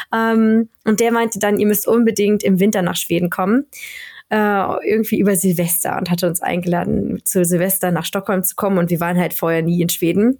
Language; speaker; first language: German; native; German